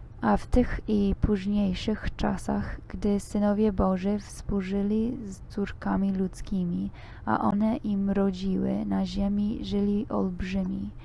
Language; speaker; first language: Polish; non-native, learner; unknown